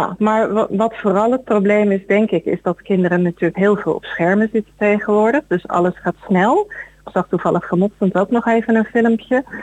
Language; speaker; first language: Dutch; native; Dutch